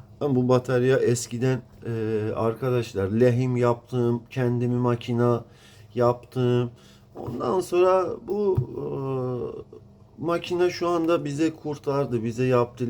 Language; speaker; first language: Turkish; non-native, learner; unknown